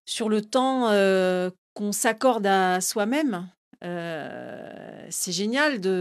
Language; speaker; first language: French; native; French